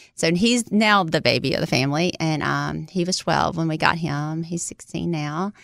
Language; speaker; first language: English; native; English